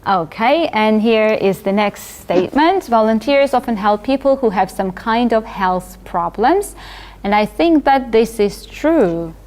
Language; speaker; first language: English; non-native, fluent; Georgian